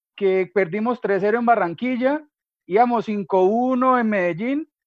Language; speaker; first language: Spanish; native; Spanish